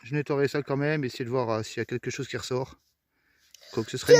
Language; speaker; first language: French; native; French